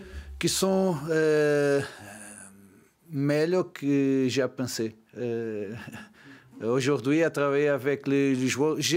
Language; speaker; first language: French; non-native, learner; Portuguese